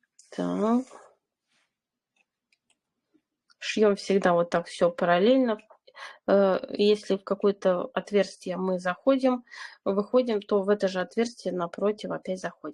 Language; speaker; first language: Russian; native; Russian